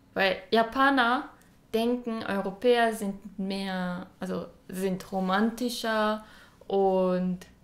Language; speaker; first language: German; non-native, learner; Japanese